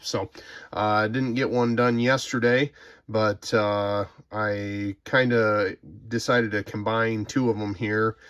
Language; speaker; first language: English; native; English